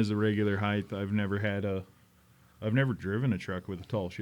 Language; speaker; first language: English; native; English